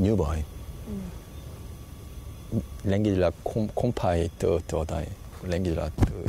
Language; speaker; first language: Vietnamese; non-native, learner; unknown